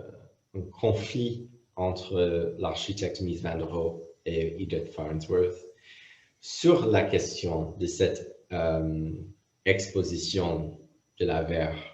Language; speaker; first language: French; non-native, fluent; English